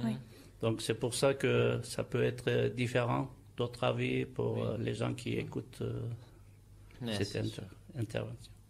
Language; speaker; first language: French; non-native, fluent; Turkish